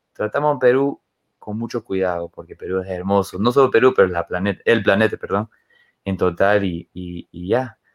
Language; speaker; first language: Spanish; non-native, fluent; English